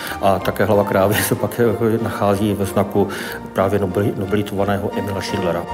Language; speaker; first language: Czech; native; Czech